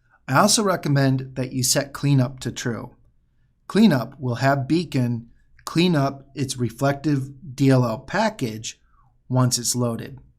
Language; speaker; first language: English; native; English